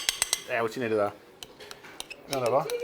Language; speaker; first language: Welsh; native; Welsh